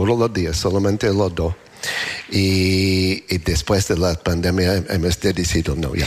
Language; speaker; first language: Spanish; non-native, learner; English